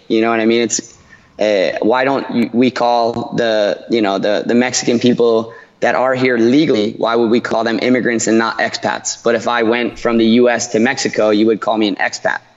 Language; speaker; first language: English; native; English